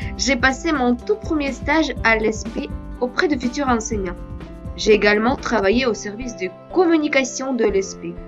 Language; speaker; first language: French; non-native, fluent; Russian